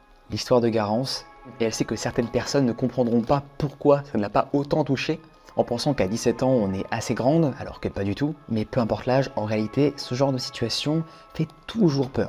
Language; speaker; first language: French; native; French